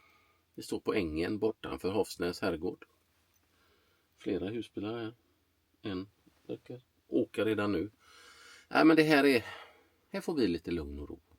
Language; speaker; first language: Swedish; native; Swedish